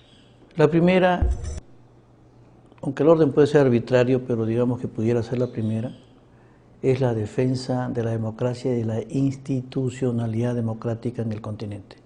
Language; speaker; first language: Spanish; native; Spanish